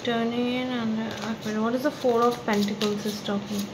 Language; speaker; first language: English; non-native, local second language; Bangla